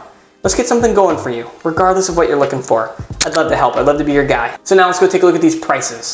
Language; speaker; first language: English; native; English